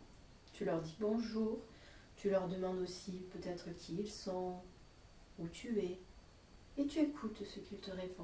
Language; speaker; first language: French; native; French